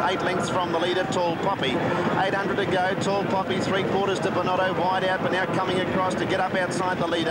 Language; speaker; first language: English; native; English